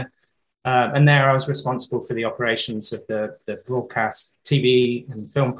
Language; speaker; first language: English; native; English